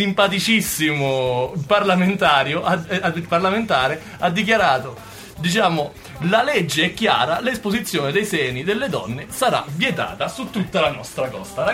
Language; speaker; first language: Italian; native; Italian